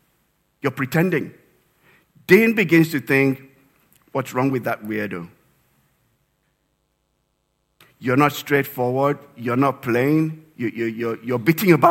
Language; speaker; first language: English; non-native, local second language; Yoruba